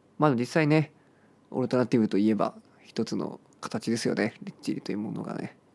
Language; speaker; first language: Japanese; native; Japanese